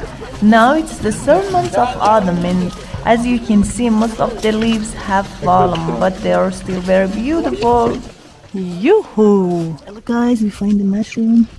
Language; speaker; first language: English; non-native, learner; Kurdish